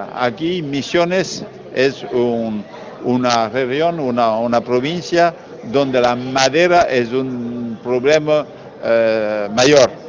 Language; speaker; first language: Spanish; non-native, learner; French